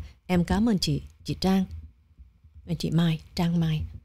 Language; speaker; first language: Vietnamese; early bilingual, heritage; Vietnamese